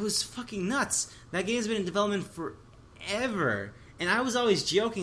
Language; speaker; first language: English; native; English